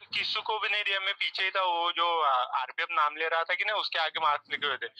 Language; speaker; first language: Hindi; non-native, local second language; Marathi